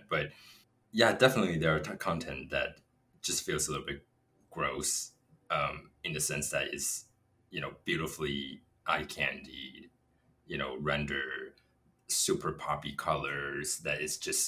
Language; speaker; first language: English; non-native, fluent; Chinese